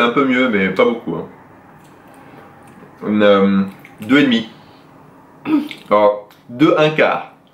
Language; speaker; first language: French; native; French